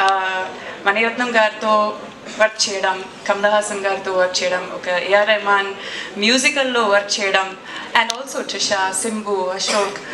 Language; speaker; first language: Telugu; non-native, local second language; Malayalam